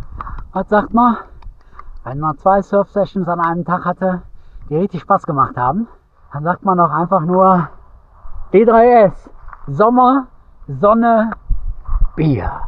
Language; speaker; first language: German; native; German